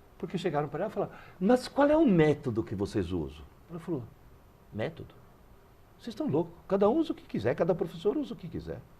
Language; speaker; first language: Portuguese; early bilingual, other home language; Italian